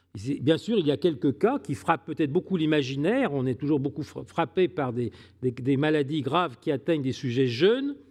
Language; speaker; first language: French; native; French